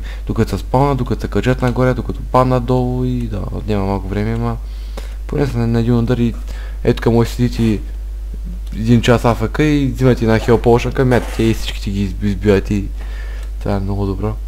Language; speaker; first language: Bulgarian; native; Bulgarian